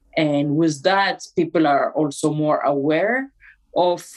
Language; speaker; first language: English; non-native, fluent; Amharic